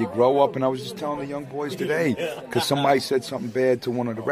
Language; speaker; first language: English; native; English